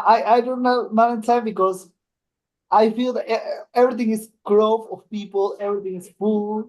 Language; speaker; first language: English; non-native, learner; Spanish